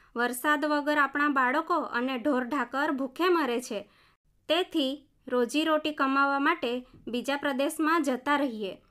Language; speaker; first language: Gujarati; non-native, local second language; Vasavi